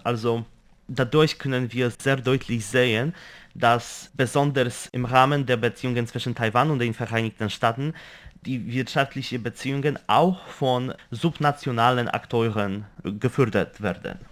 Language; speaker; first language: German; non-native, fluent; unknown